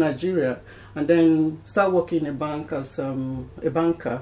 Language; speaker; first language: English; non-native, local second language; Yoruba